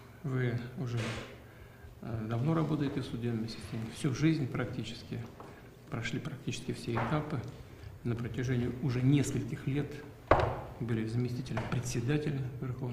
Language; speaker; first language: Russian; native; Russian